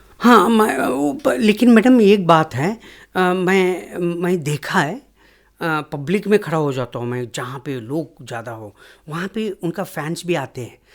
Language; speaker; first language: Hindi; non-native, local second language; Kannada